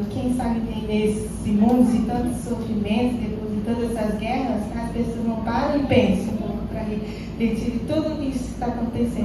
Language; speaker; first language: Portuguese; non-native, fluent; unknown